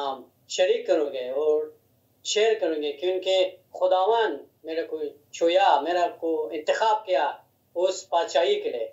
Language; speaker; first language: Hindi; non-native, learner; Hazaragi